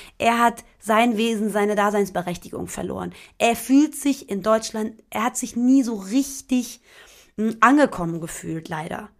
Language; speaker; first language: German; early bilingual, other home language; Persian